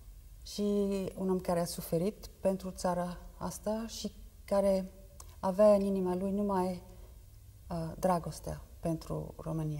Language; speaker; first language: Romanian; non-native, fluent; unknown